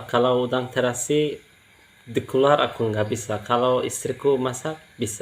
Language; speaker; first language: Indonesian; non-native, learner; Turkish